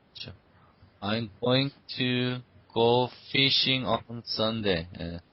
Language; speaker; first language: English; non-native, fluent; Korean